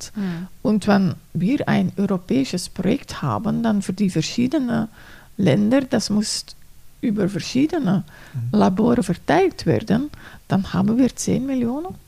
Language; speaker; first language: German; non-native, fluent; Dutch